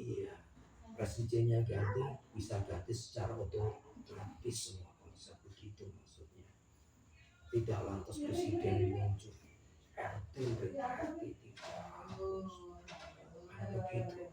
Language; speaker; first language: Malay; non-native, local second language; Javanese